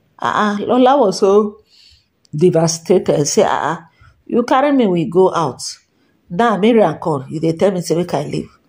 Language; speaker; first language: Nigerian Pidgin; non-native, local second language; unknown